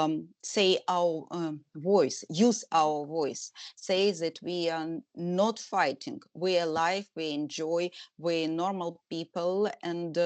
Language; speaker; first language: English; non-native, learner; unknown